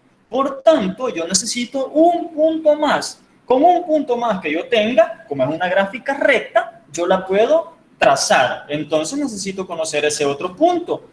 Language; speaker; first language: Spanish; native; Spanish